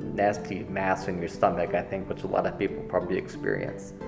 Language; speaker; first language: English; native; English